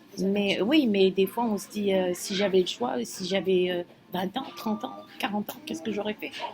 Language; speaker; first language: French; non-native, local second language; Kabyle